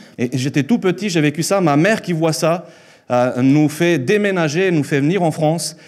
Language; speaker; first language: French; early bilingual, other home language; Spanish